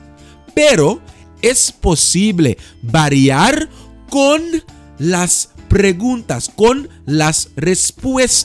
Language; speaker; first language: Spanish; non-native, fluent; Dutch